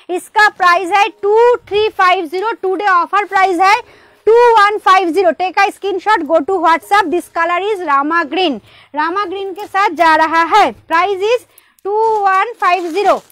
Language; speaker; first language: Hindi; non-native, local second language; Bangla